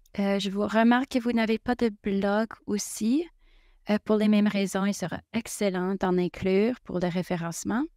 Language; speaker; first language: French; native; French